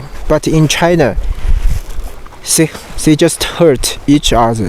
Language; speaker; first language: English; non-native, learner; Chinese